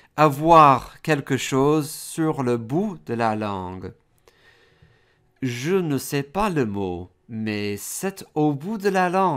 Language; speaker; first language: French; non-native, fluent; English